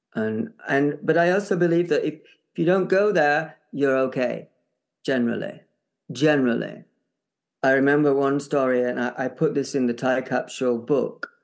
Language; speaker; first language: English; native; English